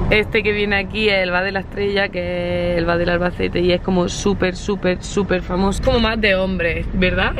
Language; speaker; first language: Spanish; native; Spanish